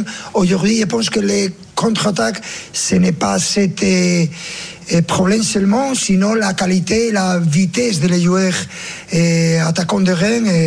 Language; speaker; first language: French; non-native, fluent; Spanish